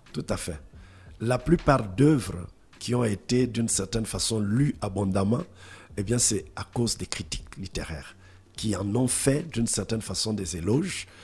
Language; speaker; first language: French; non-native, local second language; Lingala